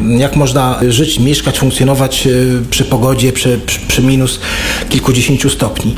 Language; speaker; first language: Polish; non-native, fluent; Arabic